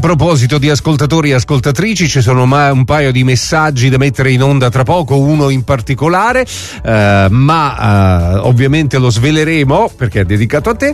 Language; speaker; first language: Italian; native; Italian